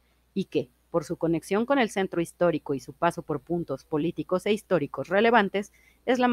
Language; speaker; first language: Spanish; native; Spanish